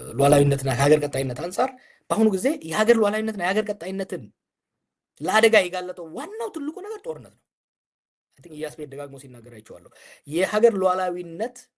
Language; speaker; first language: Amharic; non-native, local second language; Oromo